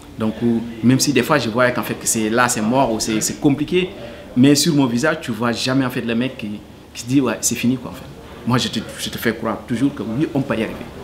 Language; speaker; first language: French; non-native, local second language; Wolof